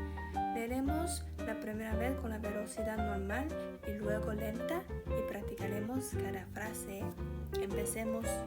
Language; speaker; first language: Spanish; non-native, fluent; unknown